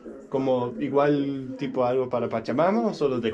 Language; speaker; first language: Spanish; non-native, fluent; Danish